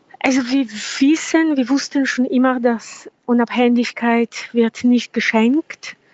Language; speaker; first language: German; non-native, fluent; Ukrainian